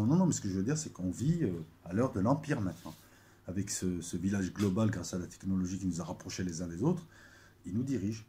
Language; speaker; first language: French; native; French